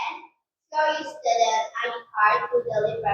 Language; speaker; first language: English; non-native, learner; Indonesian